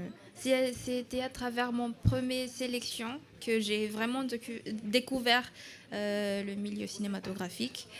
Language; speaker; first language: French; non-native, local second language; Malagasy